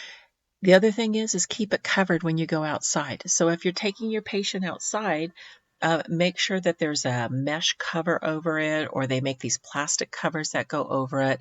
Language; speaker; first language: English; native; English